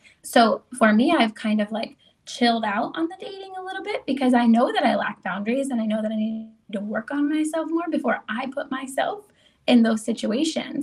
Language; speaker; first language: English; native; English